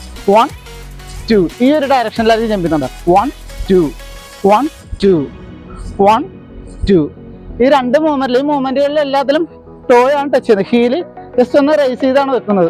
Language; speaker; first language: Malayalam; native; Malayalam